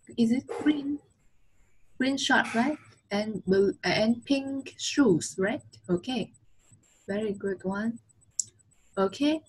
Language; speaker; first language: English; non-native, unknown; Vietnamese